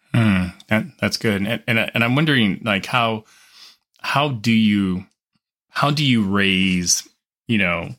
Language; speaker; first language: English; native; English